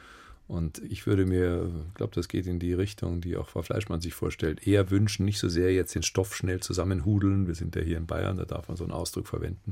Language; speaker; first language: German; native; German